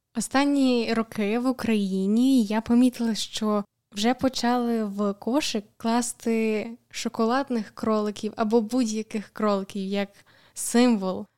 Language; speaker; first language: Ukrainian; native; Ukrainian